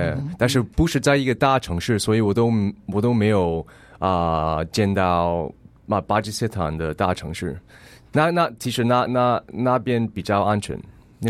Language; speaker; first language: Chinese; early bilingual, heritage; English